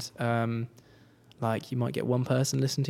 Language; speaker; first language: English; native; English